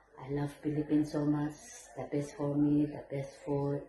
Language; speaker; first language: English; non-native, local second language; Filipino